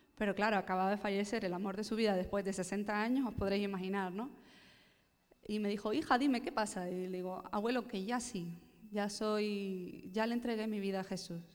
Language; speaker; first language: Spanish; native; Spanish